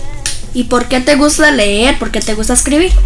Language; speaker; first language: Spanish; native; Spanish